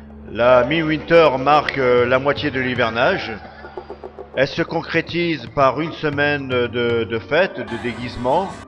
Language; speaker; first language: French; native; French